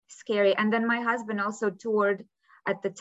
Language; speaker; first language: English; non-native, fluent; Ukrainian